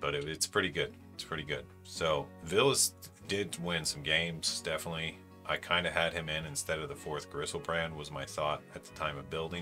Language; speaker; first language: English; native; English